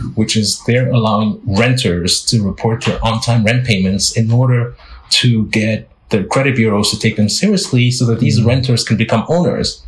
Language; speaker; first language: English; non-native, fluent; French